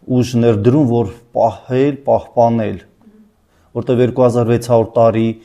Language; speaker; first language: Armenian; non-native, local second language; Assyrian Neo-Aramaic